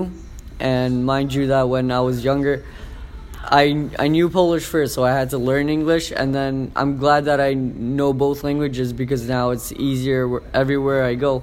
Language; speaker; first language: English; early bilingual, other home language; Polish